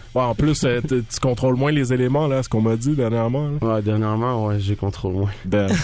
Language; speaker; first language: French; native; French